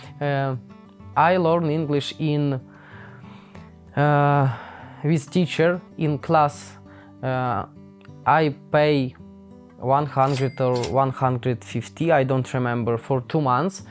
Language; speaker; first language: English; non-native, learner; Ukrainian